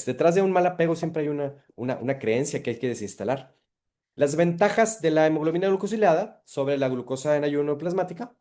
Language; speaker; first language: Spanish; native; Spanish